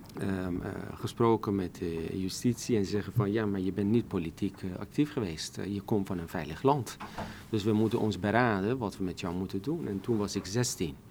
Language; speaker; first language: Dutch; non-native, fluent; Persian